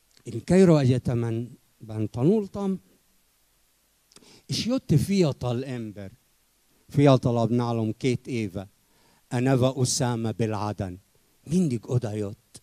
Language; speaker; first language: Hungarian; non-native, fluent; Arabic